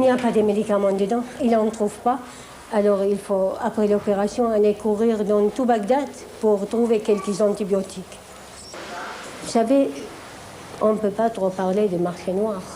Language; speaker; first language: French; non-native, fluent; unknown